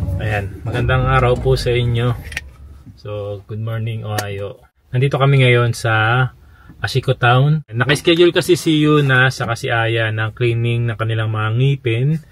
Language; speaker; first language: Filipino; native; Filipino